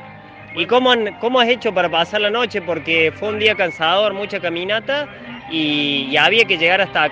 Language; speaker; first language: Spanish; native; Spanish